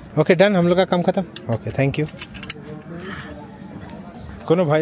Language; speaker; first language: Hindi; non-native, learner; Bangla